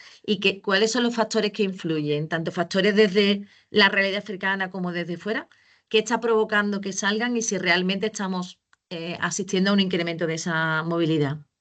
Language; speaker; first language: Spanish; native; Spanish